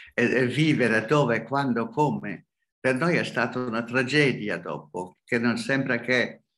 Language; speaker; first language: Italian; non-native, fluent; Hungarian